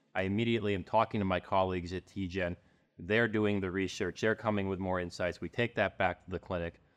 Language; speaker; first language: English; native; English